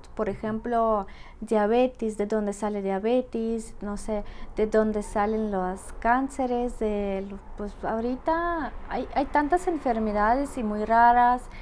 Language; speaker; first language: Spanish; non-native, fluent; Russian